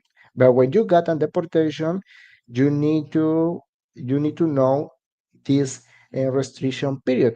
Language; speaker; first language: English; non-native, learner; Spanish